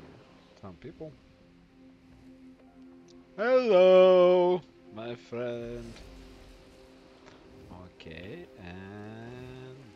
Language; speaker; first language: English; non-native, learner; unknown